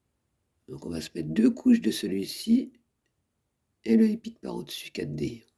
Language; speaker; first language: French; native; French